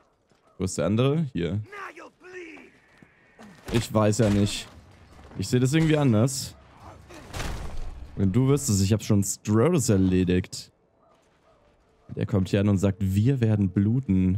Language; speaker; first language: German; native; German